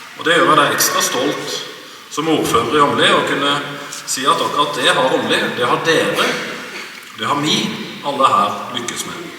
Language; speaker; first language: Norwegian; native; Norwegian